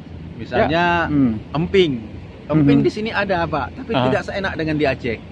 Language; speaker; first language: Indonesian; native; Indonesian